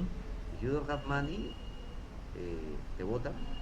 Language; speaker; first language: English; non-native, learner; Spanish